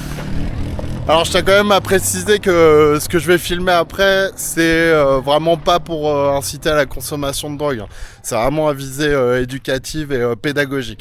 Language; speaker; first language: French; native; French